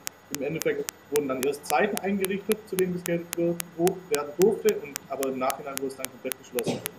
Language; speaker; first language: German; native; German